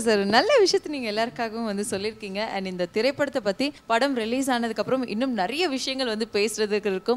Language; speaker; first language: Tamil; native; Tamil